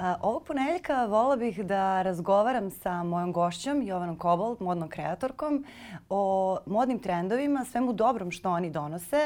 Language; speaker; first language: Serbian; native; Serbian